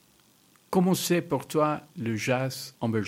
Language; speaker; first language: French; non-native, fluent; Spanish